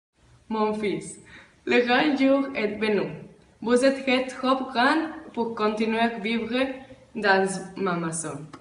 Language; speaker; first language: French; non-native, learner; Spanish